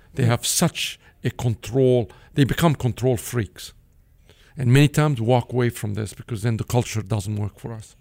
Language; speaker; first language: English; non-native, fluent; Arabic